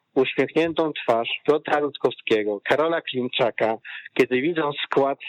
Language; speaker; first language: Polish; native; Polish